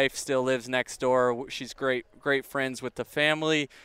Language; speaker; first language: English; native; English